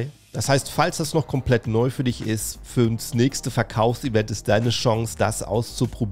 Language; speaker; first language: German; native; German